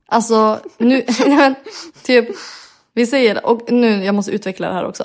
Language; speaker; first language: Swedish; native; Swedish